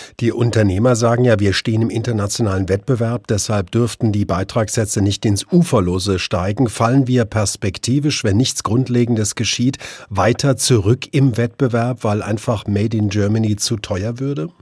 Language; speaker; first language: German; native; German